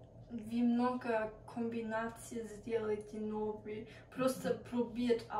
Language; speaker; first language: Russian; early bilingual, heritage; Russian